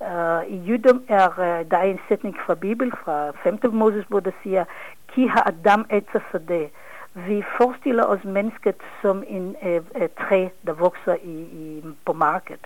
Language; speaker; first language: Danish; non-native, fluent; Hebrew